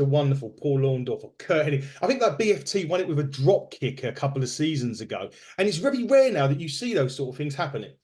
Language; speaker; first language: English; native; English